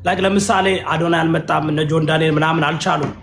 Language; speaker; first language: Amharic; early bilingual, other home language; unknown